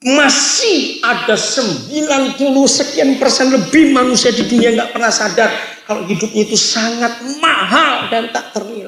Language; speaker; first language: Indonesian; native; Indonesian